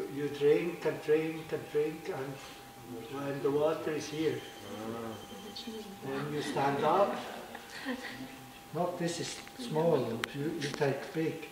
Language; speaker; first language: English; non-native, learner; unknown